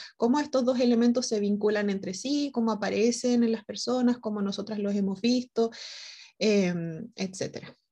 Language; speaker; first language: Spanish; native; Spanish